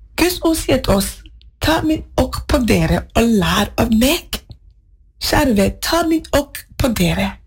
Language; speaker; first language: Norwegian; non-native, fluent; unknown